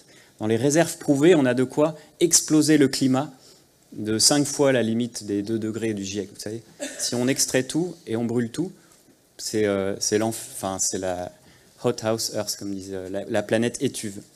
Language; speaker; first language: French; native; French